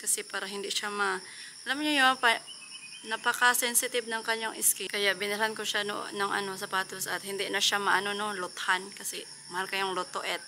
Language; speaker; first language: Filipino; non-native, local second language; Cebuano